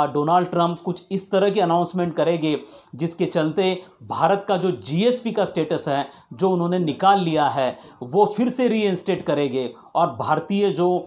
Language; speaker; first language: Hindi; non-native, local second language; Marathi